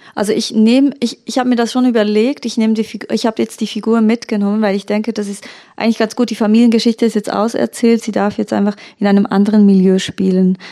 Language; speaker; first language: German; early bilingual, other home language; Turkish